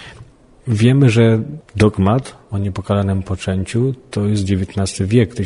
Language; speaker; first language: Polish; native; Polish